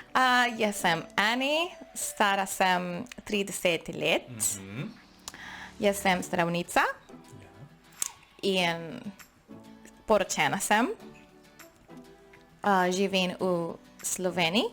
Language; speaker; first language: Slovenian; non-native, learner; Spanish